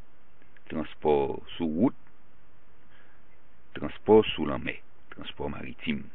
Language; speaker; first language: French; non-native, local second language; Haitian Creole